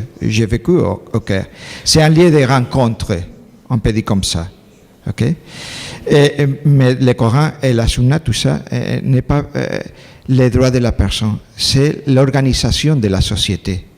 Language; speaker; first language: French; non-native, learner; Spanish